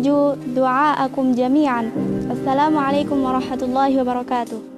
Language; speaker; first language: Arabic; non-native, learner; Indonesian